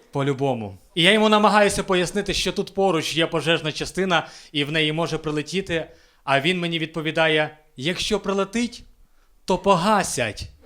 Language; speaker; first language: Ukrainian; native; Ukrainian